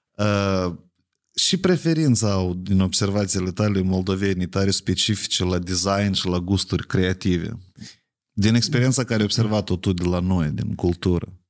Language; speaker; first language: Romanian; native; Romanian